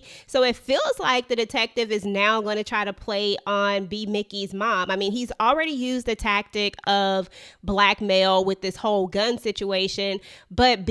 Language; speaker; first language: English; native; English